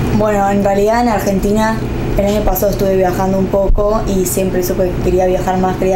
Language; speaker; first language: Spanish; native; Spanish